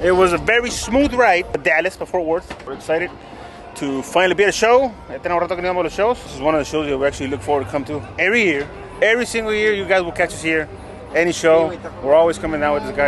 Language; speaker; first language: English; early bilingual, other home language; Spanish